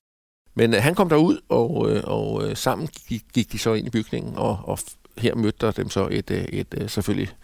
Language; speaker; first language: Danish; native; Danish